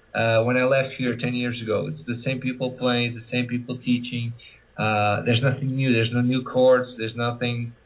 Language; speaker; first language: English; early bilingual, other home language; Portuguese